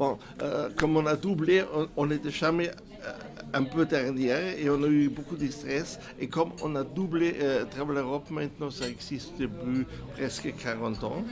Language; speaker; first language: French; non-native, fluent; German